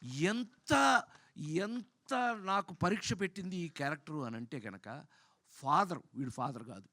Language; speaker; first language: Telugu; native; Telugu